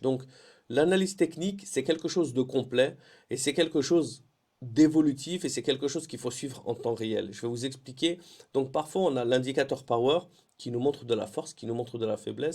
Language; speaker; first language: French; native; French